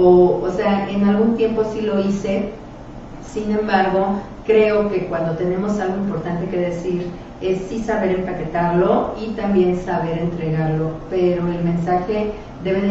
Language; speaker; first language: Spanish; native; Spanish